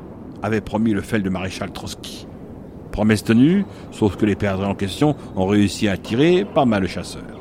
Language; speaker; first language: French; native; French